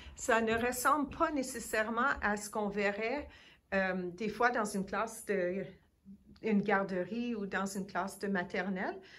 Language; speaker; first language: French; native; French